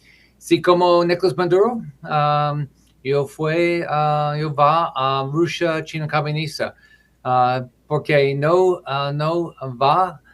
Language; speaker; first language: Spanish; non-native, learner; English